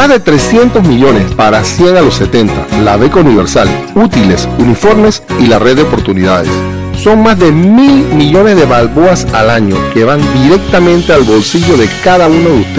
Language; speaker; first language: Spanish; native; Spanish